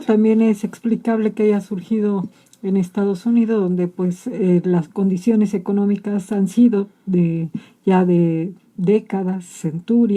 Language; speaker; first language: Spanish; native; Spanish